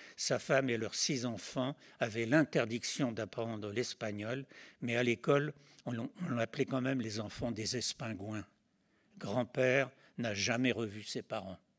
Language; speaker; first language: French; native; French